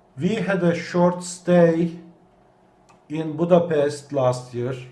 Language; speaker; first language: English; non-native, fluent; Turkish